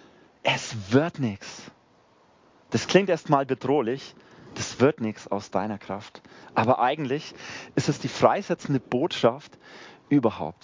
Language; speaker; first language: German; native; German